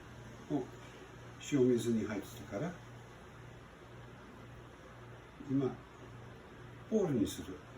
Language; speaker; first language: Japanese; non-native, learner; English